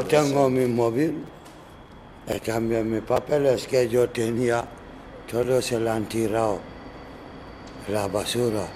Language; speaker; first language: Spanish; non-native, learner; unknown